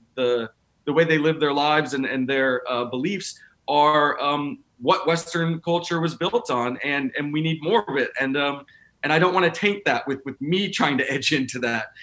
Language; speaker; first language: English; native; English